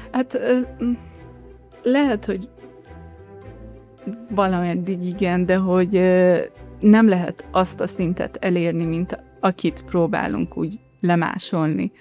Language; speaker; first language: Hungarian; early bilingual, heritage; Hungarian